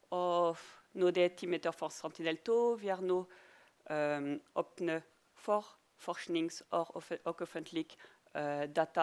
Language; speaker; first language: Norwegian; non-native, fluent; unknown